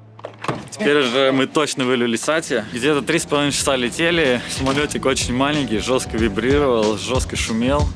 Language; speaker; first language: Russian; native; Russian